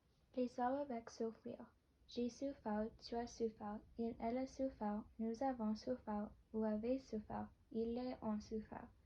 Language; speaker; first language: French; non-native, learner; English